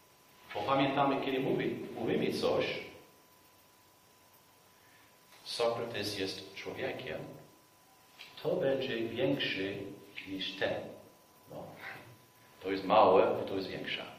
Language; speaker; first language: Polish; non-native, fluent; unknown